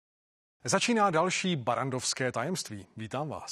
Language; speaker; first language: Czech; native; Czech